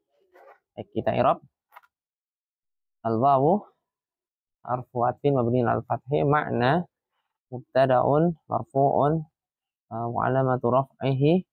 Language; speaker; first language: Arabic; non-native, fluent; Indonesian